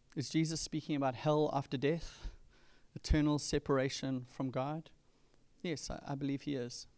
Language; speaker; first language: English; native; English